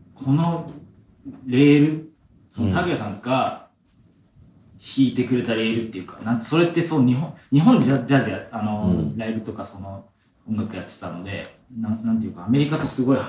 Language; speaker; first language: Japanese; native; Japanese